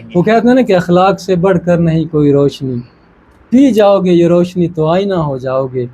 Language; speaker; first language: Urdu; non-native, local second language; Punjabi